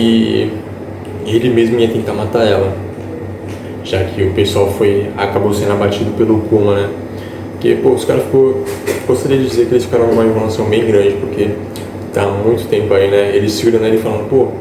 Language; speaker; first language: Portuguese; native; Portuguese